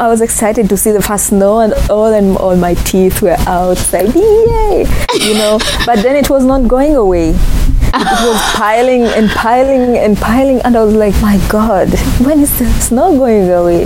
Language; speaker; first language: English; non-native, local second language; Ganda